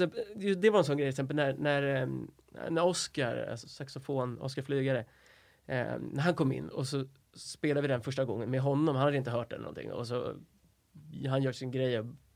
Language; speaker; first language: Swedish; native; Swedish